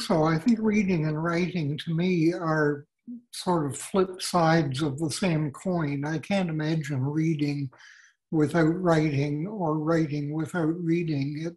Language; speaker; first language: English; native; English